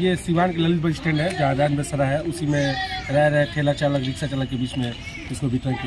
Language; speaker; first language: Hindi; native; Hindi